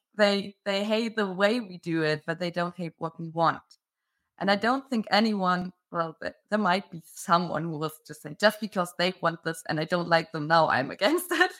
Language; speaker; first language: English; non-native, fluent; German